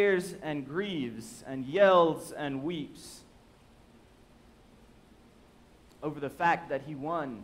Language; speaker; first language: English; native; English